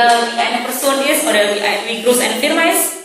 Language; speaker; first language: German; non-native, learner; Indonesian